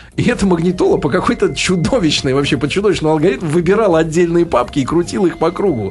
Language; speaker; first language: Russian; native; Russian